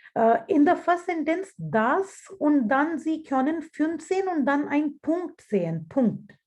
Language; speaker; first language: German; non-native, fluent; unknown